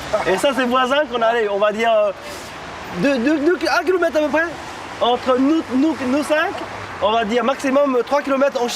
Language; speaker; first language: French; non-native, fluent; Chinese